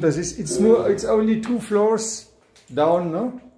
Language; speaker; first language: English; non-native, learner; German